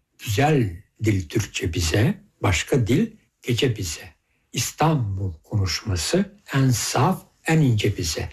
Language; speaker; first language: Turkish; early bilingual, heritage; Turkish